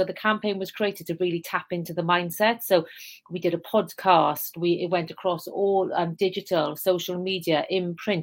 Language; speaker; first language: English; native; English